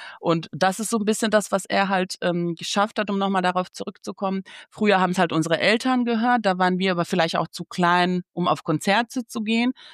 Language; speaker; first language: German; early bilingual, other home language; Bosnian